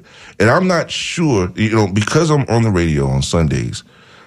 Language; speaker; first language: English; native; English